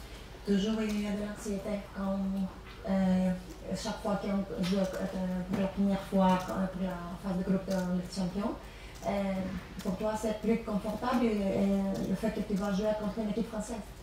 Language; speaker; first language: French; non-native, fluent; Greek